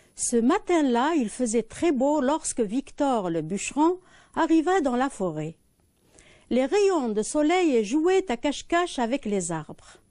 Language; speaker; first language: French; non-native, local second language; Arabic